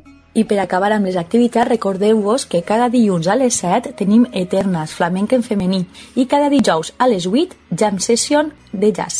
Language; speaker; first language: Catalan; native; Catalan